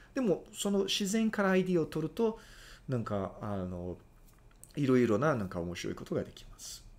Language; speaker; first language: Japanese; non-native, fluent; Portuguese